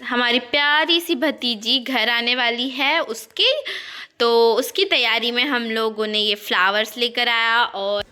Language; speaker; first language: Hindi; native; Hindi